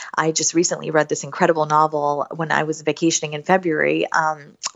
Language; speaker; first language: English; native; English